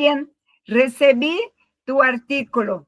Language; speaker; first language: Spanish; non-native, learner; Portuguese